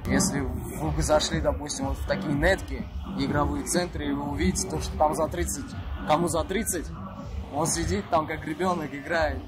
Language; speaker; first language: Russian; non-native, local second language; Uzbek